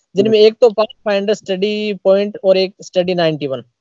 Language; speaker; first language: Hindi; native; Hindi